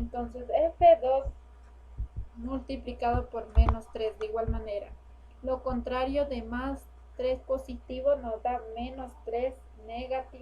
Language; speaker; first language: Spanish; native; Spanish